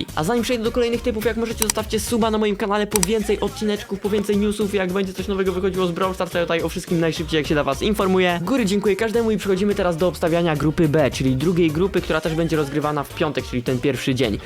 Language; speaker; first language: Polish; native; Polish